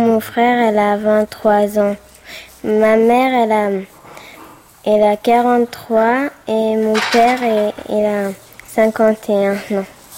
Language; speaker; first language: French; early bilingual, other home language; Pashto